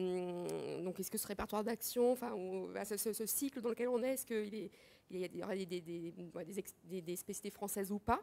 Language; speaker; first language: French; native; French